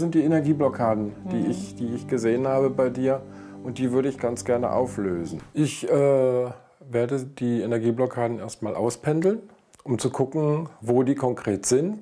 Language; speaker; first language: German; native; German